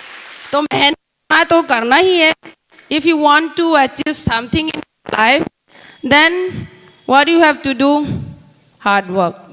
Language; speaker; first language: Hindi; non-native, local second language; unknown